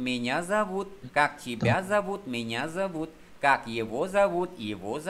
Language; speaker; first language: Russian; non-native, fluent; Vietnamese